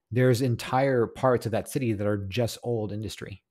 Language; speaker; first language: English; native; English